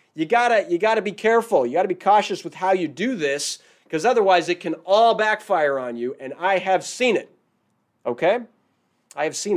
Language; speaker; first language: English; native; English